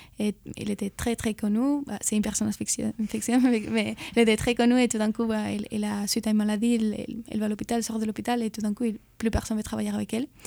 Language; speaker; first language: French; non-native, fluent; Spanish